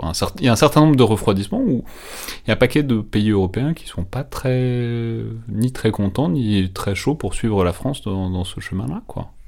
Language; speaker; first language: French; native; French